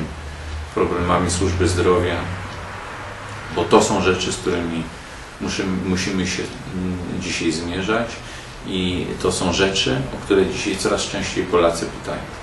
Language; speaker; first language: Polish; native; Polish